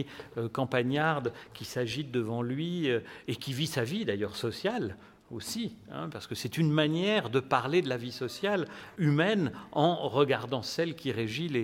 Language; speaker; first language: French; native; French